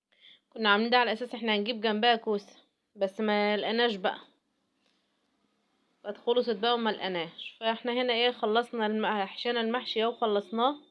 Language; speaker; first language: Arabic; native; Arabic